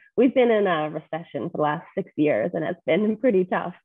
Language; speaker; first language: English; native; English